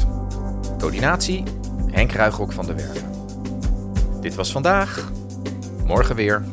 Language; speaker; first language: Dutch; native; Dutch